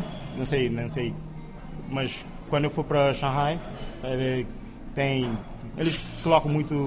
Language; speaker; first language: Portuguese; non-native, local second language; Kabuverdianu